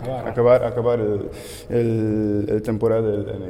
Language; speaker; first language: Spanish; non-native, learner; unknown